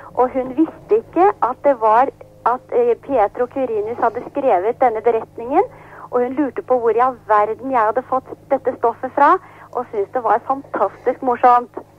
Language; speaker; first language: Norwegian; native; Norwegian